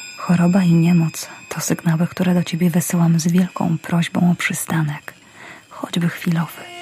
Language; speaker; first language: Polish; native; Polish